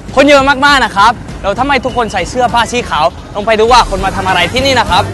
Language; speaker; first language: Thai; early bilingual, other home language; Spanish